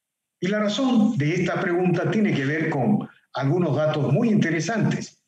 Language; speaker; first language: Spanish; native; Spanish